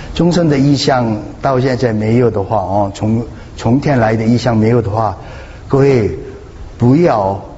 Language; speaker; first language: Chinese; non-native, fluent; Korean